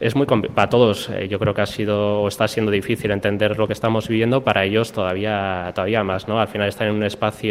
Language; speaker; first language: Spanish; native; Spanish